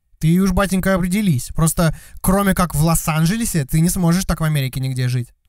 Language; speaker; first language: Russian; native; Russian